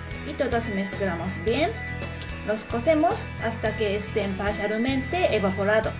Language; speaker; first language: Spanish; non-native, learner; Japanese